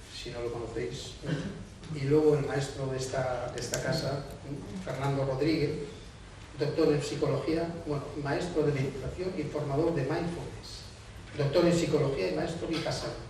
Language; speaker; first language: Spanish; native; Spanish